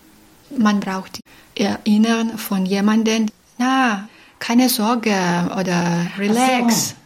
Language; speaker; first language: German; non-native, fluent; Belarusian